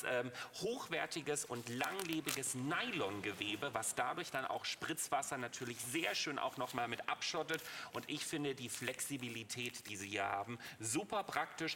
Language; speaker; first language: German; native; German